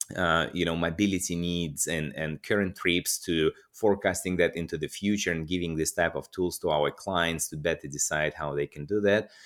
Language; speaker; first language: English; non-native, fluent; Russian